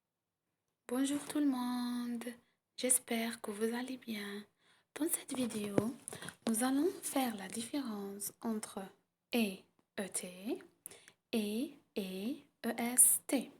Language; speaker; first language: French; non-native, local second language; Arabic